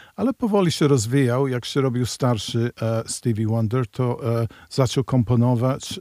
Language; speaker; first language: Polish; early bilingual, heritage; Polish